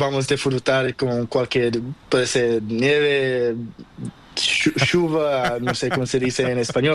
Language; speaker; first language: Spanish; non-native, learner; Portuguese